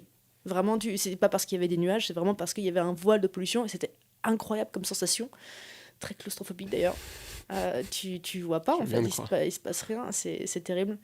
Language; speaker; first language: French; native; French